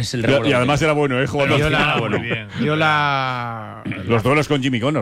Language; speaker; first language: Spanish; native; Spanish